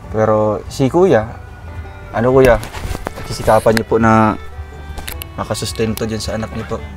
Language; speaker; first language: Filipino; non-native, local second language; Cebuano